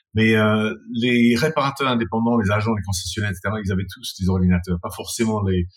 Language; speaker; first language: French; non-native, fluent; English